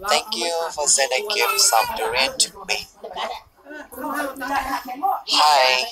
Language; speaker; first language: English; non-native, learner; Thai